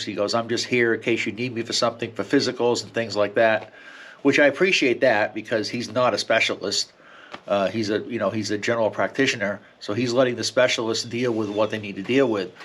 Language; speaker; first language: English; native; English